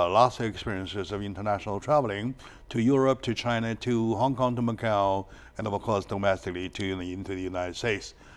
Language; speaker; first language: English; non-native, fluent; Chinese